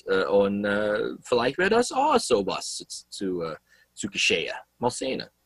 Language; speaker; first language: German; early bilingual, heritage; English